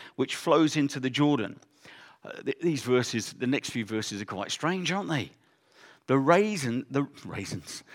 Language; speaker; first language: English; native; English